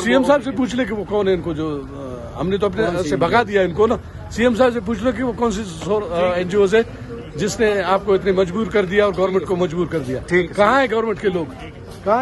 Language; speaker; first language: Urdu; non-native, local second language; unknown